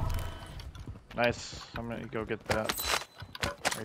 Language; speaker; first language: English; native; English